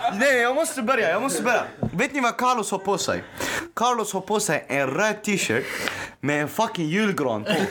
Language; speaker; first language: Swedish; early bilingual, other home language; Arabic